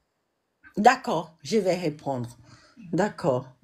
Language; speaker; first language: French; non-native, learner; Portuguese